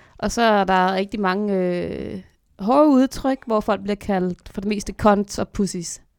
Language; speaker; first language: Danish; native; Danish